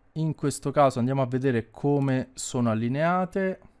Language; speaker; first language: Italian; native; Italian